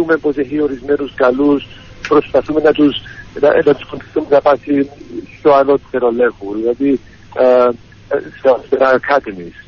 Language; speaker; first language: Greek; early bilingual, heritage; Greek